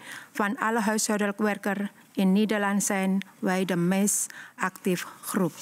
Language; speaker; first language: Dutch; non-native, learner; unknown